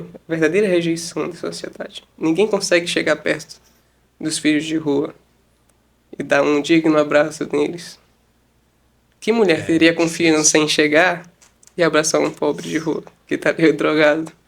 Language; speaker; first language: Portuguese; native; Portuguese